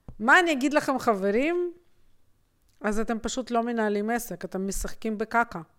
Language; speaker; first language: Hebrew; native; Hebrew